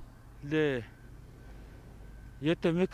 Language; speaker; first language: Swedish; non-native, learner; Arabic